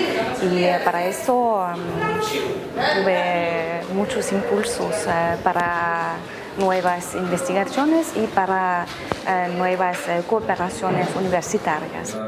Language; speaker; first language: Spanish; non-native, fluent; German